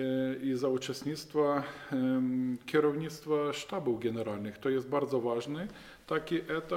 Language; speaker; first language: Polish; non-native, fluent; Ukrainian